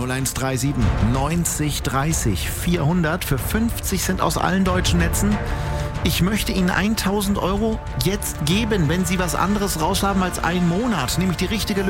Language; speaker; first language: German; native; German